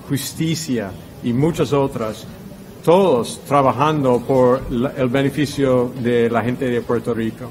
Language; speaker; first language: Spanish; non-native, fluent; English